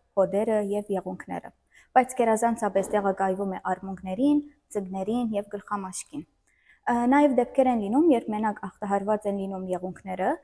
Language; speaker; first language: Armenian; native; Armenian